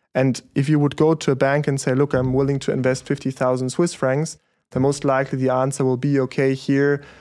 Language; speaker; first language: English; early bilingual, other home language; German